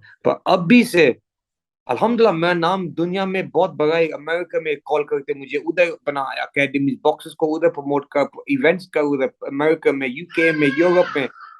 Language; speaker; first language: Hindi; early bilingual, heritage; English